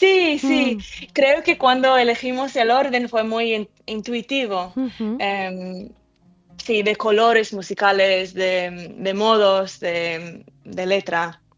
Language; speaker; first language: Spanish; early bilingual, heritage; English